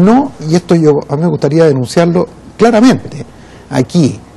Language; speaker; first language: Spanish; native; Spanish